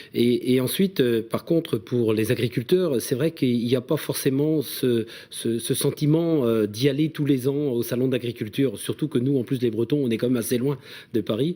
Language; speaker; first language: French; native; French